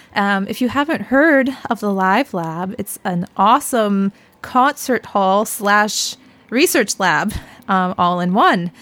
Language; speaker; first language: English; native; English